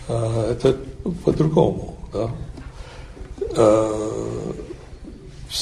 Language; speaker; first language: Russian; non-native, fluent; English